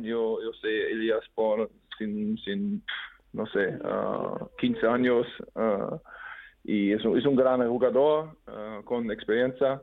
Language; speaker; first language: Spanish; non-native, learner; German